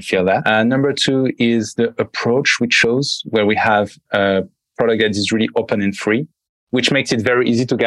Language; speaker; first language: English; non-native, fluent; French